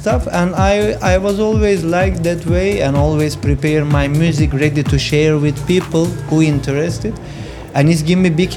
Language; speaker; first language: English; non-native, fluent; Turkish